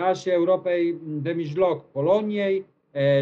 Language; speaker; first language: Romanian; non-native, learner; Polish